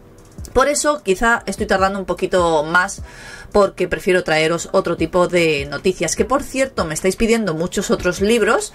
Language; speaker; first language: Spanish; native; Spanish